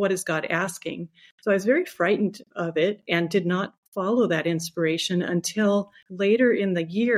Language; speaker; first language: English; native; English